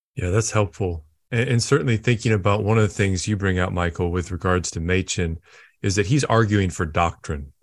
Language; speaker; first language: English; native; English